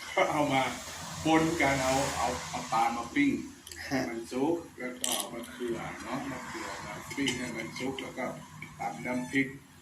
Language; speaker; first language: Thai; native; Thai